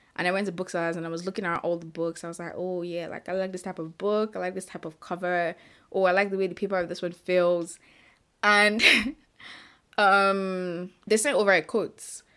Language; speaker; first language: English; non-native, local second language; Yoruba